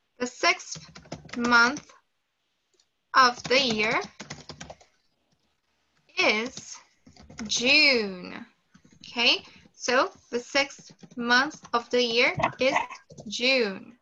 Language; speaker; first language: English; non-native, fluent; Portuguese